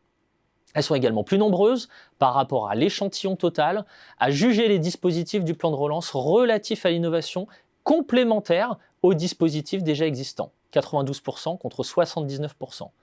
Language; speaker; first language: French; native; French